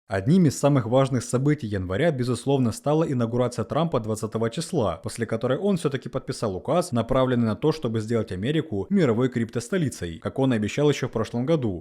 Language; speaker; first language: Russian; native; Russian